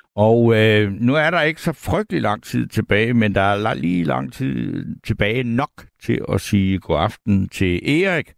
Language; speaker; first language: Danish; native; Danish